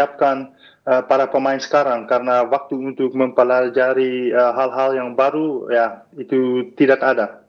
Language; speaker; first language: Indonesian; non-native, fluent; Dutch